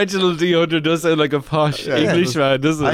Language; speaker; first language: English; native; English